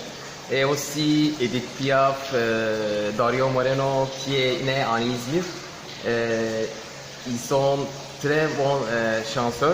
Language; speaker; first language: French; non-native, learner; Turkish